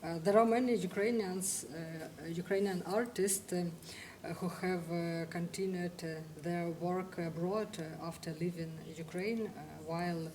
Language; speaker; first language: English; non-native, fluent; Ukrainian